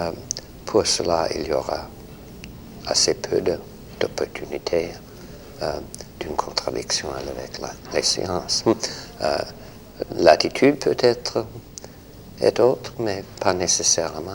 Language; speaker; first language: French; non-native, fluent; English